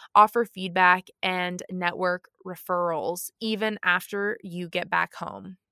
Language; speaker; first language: English; native; English